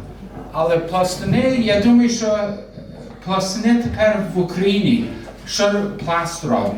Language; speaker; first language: Ukrainian; early bilingual, heritage; Ukrainian